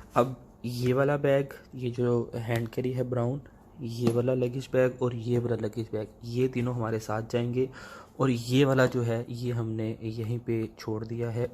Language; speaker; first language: Urdu; non-native, local second language; Punjabi